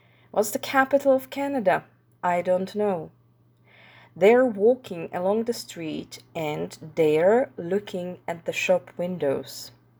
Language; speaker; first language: English; non-native, fluent; Czech